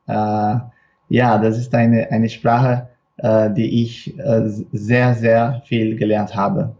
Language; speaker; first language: German; non-native, fluent; Portuguese